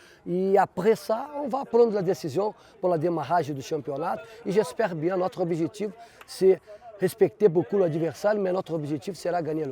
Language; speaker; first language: French; non-native, fluent; Portuguese